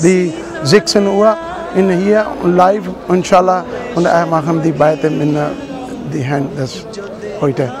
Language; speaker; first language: German; non-native, learner; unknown